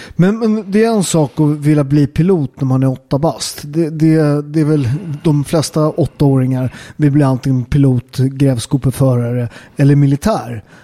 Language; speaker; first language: Swedish; native; Swedish